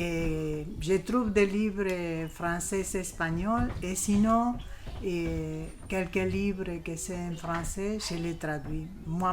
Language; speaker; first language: French; non-native, learner; Spanish